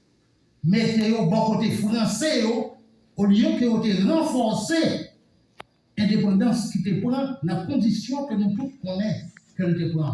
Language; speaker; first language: French; non-native, local second language; Haitian Creole